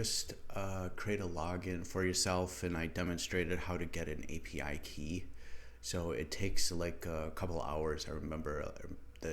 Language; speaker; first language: English; native; English